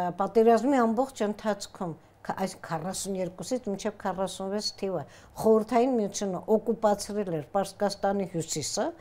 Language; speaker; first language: Armenian; native; Armenian